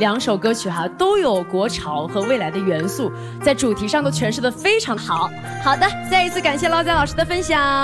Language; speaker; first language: Chinese; native; Chinese